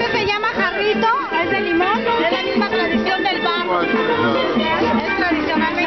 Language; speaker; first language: Spanish; native; Spanish